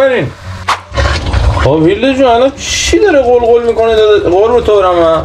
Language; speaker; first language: Persian; native; Persian